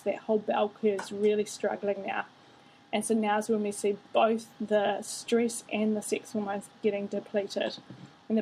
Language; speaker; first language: English; native; English